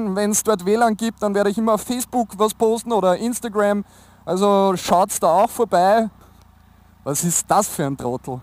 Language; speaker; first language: German; native; German